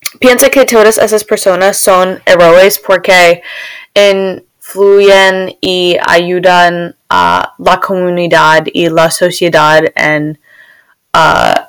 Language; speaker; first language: Spanish; non-native, learner; English